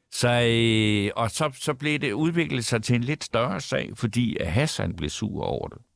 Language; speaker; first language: Danish; native; Danish